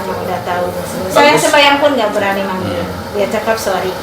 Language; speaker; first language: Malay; non-native, local second language; Sundanese